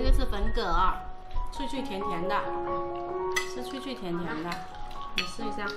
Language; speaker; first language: Chinese; non-native, local second language; Hakka Chinese